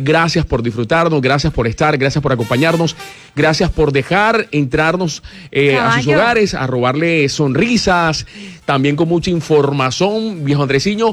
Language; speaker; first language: Spanish; native; Spanish